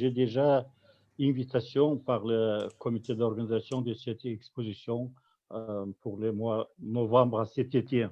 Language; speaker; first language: French; non-native, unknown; Kazakh